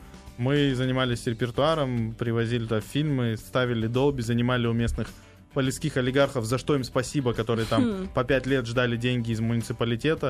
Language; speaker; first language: Russian; native; Russian